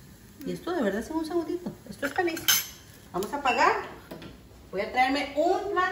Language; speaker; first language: Spanish; native; Spanish